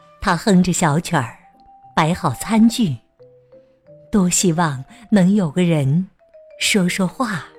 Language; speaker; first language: Chinese; native; Chinese